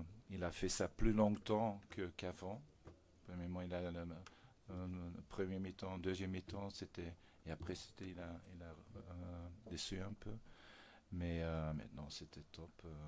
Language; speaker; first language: French; non-native, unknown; Dutch